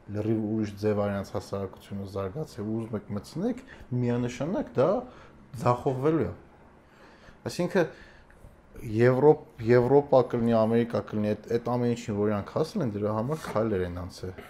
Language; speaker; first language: Armenian; native; Armenian